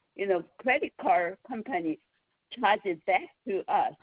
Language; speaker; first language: English; non-native, learner; Korean